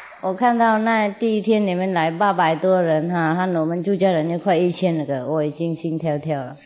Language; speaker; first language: Chinese; non-native, fluent; Vietnamese